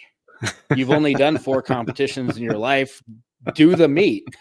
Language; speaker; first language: English; native; English